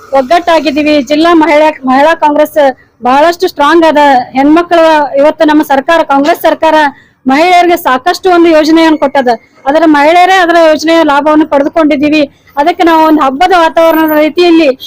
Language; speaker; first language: Kannada; native; Kannada